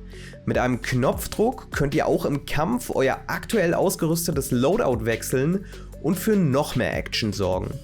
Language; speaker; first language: German; native; German